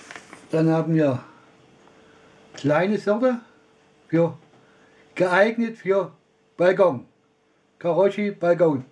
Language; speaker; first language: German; non-native, learner; Russian